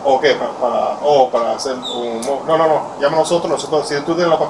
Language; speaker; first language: Spanish; early bilingual, heritage; Spanish